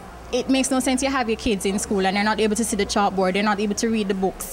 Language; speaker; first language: English; native; English